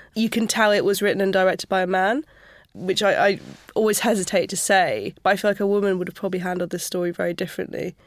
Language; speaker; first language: English; native; English